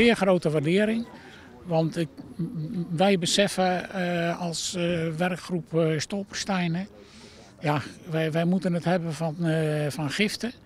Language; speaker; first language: Dutch; native; Dutch